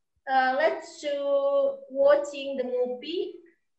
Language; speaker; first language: English; non-native, learner; Indonesian